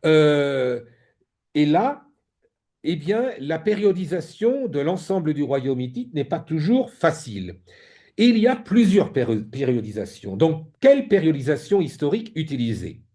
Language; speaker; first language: French; native; French